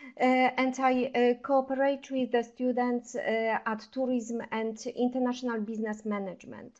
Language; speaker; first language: English; non-native, fluent; Polish